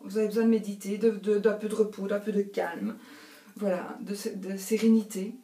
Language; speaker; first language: French; native; French